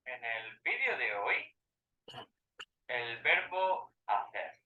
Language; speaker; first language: Spanish; non-native, fluent; Ukrainian